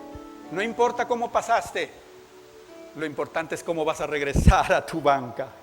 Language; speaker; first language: Spanish; native; Spanish